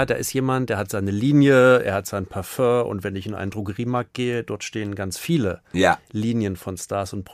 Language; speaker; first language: German; native; German